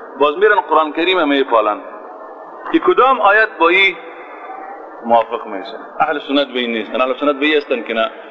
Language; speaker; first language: Persian; native; Persian